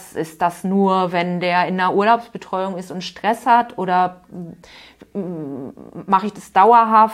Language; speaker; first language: German; native; German